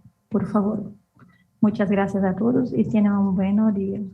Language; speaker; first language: Spanish; non-native, learner; Portuguese